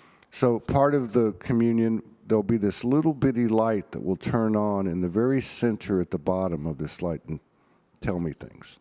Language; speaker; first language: English; native; English